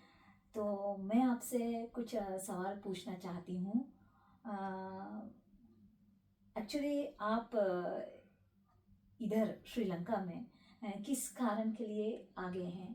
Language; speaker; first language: Hindi; non-native, fluent; Sinhala